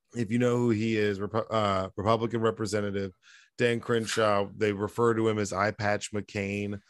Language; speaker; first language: English; native; English